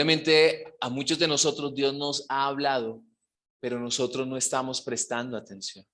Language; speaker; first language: Spanish; native; Spanish